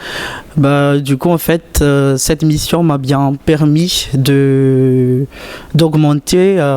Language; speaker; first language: French; native; French